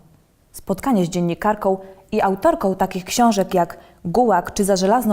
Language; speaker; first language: Polish; native; Polish